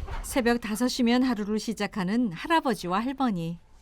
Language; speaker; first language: Korean; native; Korean